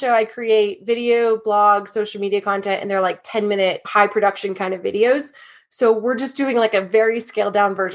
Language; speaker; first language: English; native; English